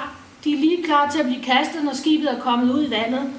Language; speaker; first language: Danish; native; Danish